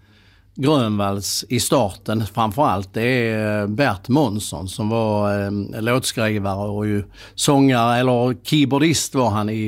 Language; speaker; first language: Swedish; native; Swedish